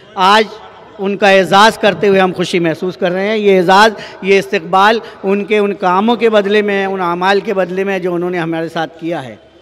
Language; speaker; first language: Hindi; native; Hindi